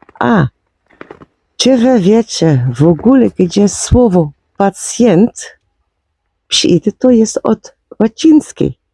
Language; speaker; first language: Polish; non-native, learner; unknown